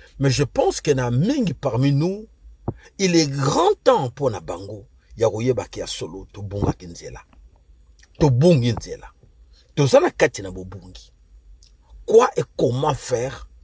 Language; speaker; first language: Lingala; non-native, local second language; Kongo